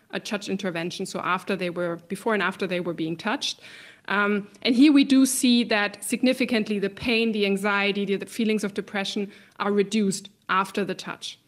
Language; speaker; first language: English; non-native, fluent; German